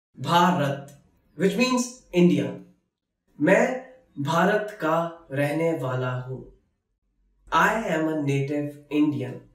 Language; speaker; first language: Hindi; native; Hindi